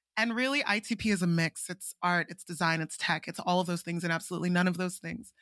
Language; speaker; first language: English; non-native, local second language; Igbo